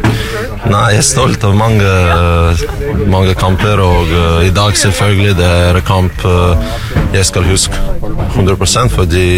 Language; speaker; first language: Norwegian; non-native, learner; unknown